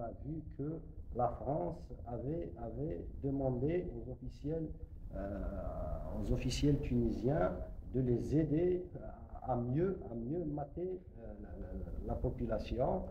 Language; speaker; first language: French; non-native, local second language; Kabyle